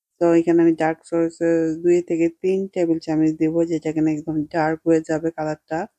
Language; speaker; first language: Bangla; native; Bangla